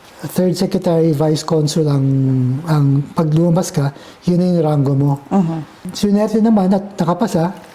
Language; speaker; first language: Filipino; early bilingual, heritage; Filipino